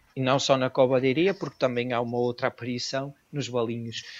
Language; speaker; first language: Portuguese; native; Portuguese